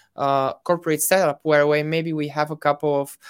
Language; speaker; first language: English; non-native, fluent; Bulgarian